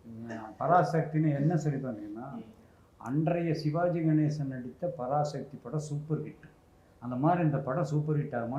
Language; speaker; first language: Tamil; native; Tamil